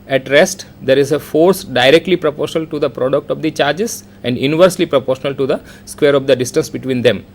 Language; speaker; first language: English; non-native, local second language; Gujarati